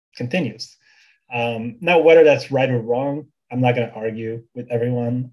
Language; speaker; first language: English; early bilingual, other home language; Bulgarian